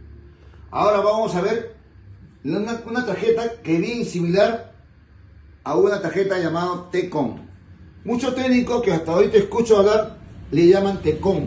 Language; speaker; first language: Spanish; native; Spanish